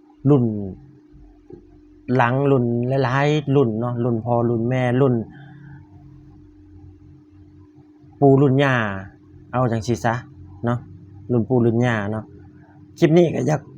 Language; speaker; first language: Thai; non-native, local second language; Northeastern Thai